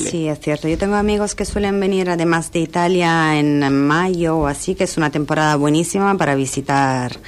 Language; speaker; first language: Spanish; non-native, fluent; Italian